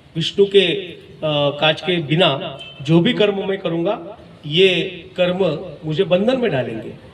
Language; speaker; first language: Hindi; non-native, local second language; Marathi